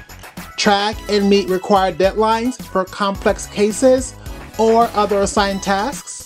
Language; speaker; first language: English; native; English